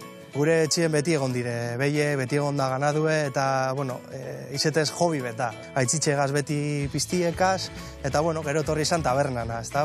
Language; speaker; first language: Basque; native; Basque